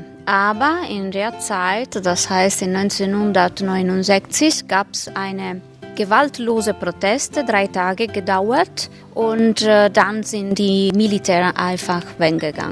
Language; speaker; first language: German; non-native, fluent; Italian